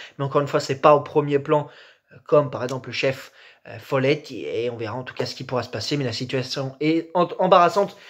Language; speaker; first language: French; native; French